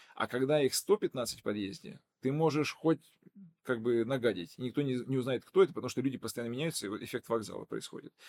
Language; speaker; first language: Russian; non-native, local second language; Udmurt